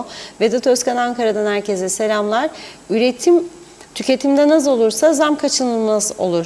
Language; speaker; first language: Turkish; native; Turkish